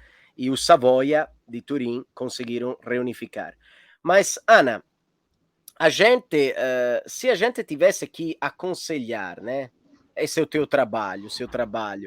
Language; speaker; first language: Portuguese; non-native, fluent; Italian